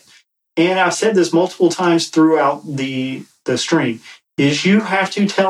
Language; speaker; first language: English; native; English